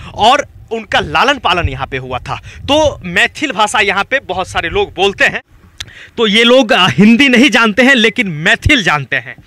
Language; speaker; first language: Hindi; native; Hindi